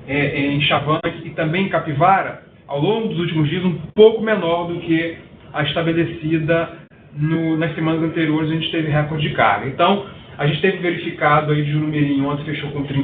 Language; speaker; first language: Portuguese; native; Portuguese